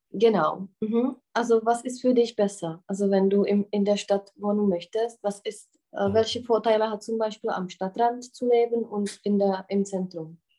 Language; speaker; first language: German; non-native, fluent; Czech